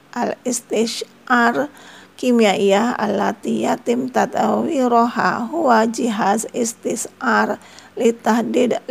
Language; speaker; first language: Arabic; non-native, fluent; Indonesian